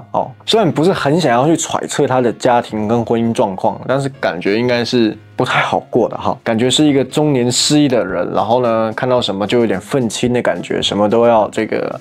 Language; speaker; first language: Chinese; native; Chinese